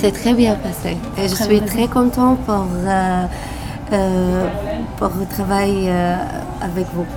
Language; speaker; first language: French; non-native, learner; Arabic